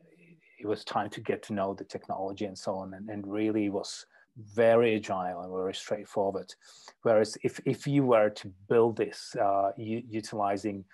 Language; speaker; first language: English; non-native, fluent; Czech